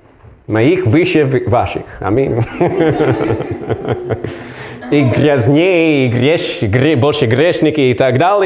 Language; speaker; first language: Russian; non-native, learner; English